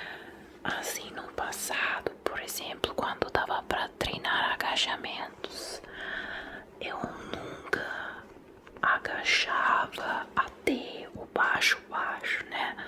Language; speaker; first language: Portuguese; non-native, fluent; Italian